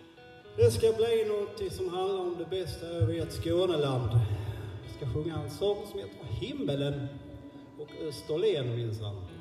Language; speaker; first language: Swedish; native; Swedish